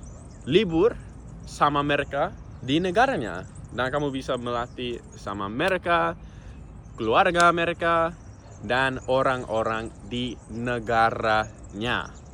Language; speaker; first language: Indonesian; non-native, fluent; English